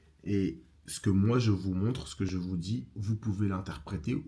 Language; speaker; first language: French; native; French